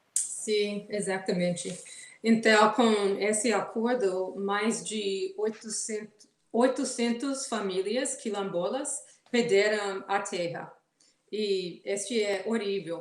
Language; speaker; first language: Portuguese; non-native, fluent; English